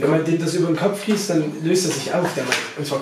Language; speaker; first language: German; native; German